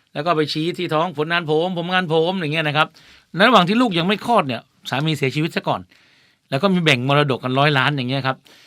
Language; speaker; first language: Thai; native; Thai